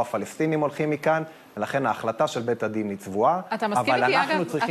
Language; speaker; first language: Hebrew; native; Hebrew